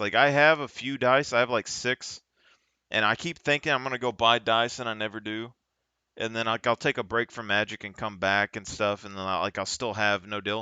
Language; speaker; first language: English; native; English